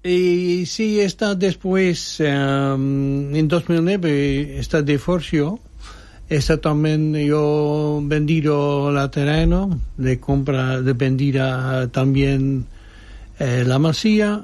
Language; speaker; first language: Spanish; non-native, learner; Dutch